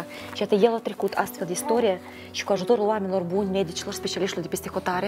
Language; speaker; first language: Romanian; native; Romanian